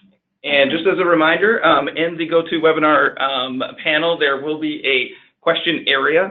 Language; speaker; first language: English; native; English